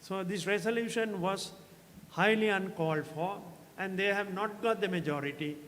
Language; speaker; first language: English; non-native, local second language; Sinhala